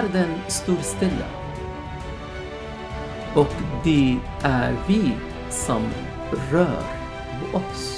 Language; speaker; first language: Swedish; non-native, fluent; Arabic